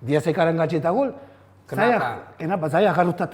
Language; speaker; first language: Indonesian; non-native, fluent; Spanish